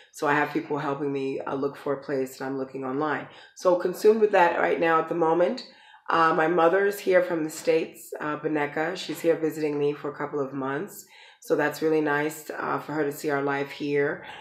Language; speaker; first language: English; native; English